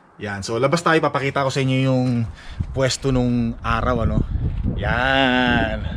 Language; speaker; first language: Filipino; native; Filipino